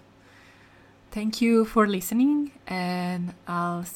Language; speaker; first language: English; non-native, fluent; Italian